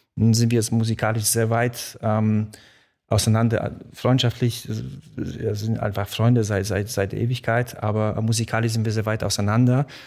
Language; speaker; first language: German; early bilingual, other home language; Polish